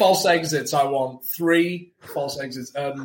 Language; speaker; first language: English; native; English